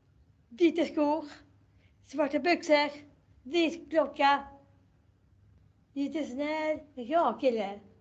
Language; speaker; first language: Swedish; non-native, learner; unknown